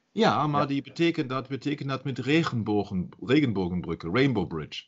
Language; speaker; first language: Dutch; non-native, learner; German